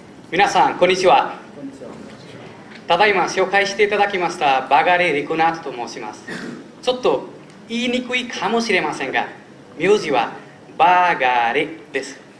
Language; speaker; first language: Japanese; non-native, fluent; Nepali